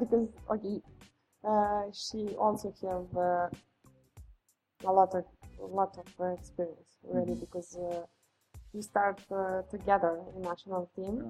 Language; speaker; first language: English; non-native, fluent; Serbian